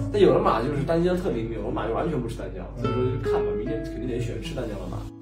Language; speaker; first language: Chinese; native; Chinese